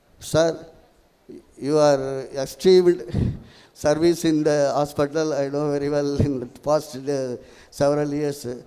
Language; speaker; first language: English; non-native, local second language; Tamil